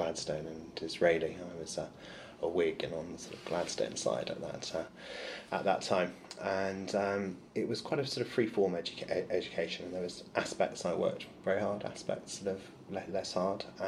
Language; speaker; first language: English; native; English